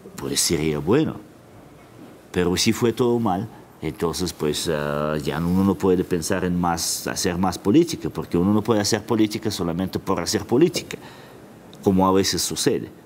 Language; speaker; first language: Spanish; non-native, fluent; Russian